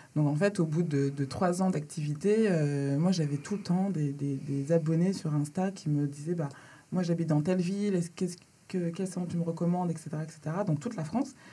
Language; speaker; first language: French; early bilingual, other home language; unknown